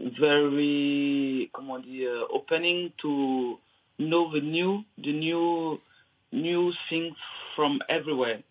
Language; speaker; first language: English; non-native, learner; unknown